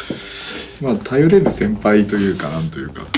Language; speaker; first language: Japanese; native; Japanese